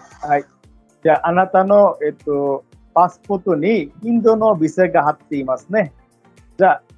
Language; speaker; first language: Japanese; non-native, fluent; Bangla